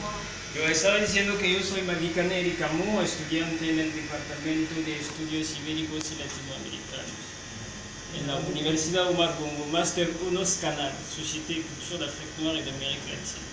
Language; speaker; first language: Spanish; non-native, fluent; French